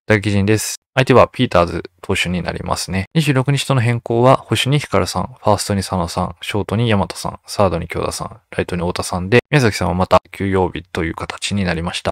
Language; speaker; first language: Japanese; native; Japanese